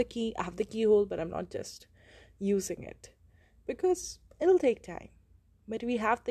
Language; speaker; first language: English; non-native, local second language; Hindi